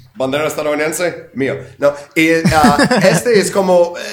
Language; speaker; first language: Spanish; non-native, fluent; English